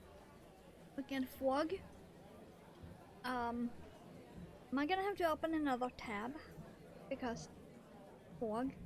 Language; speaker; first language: English; non-native, fluent; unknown